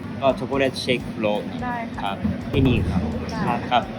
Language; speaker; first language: Thai; non-native, learner; Japanese